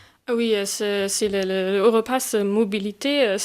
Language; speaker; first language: French; non-native, fluent; German